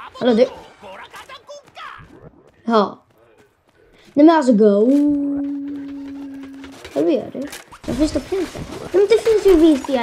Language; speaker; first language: Swedish; non-native, learner; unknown